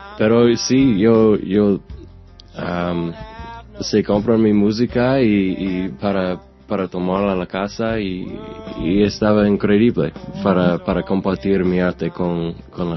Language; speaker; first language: Spanish; non-native, learner; English